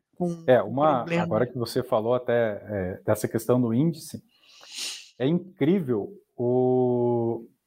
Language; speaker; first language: Portuguese; native; Portuguese